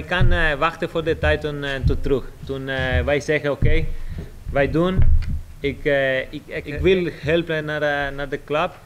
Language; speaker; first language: Dutch; non-native, learner; Spanish